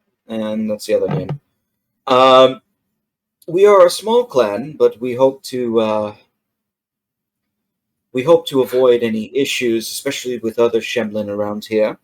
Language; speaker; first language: English; native; English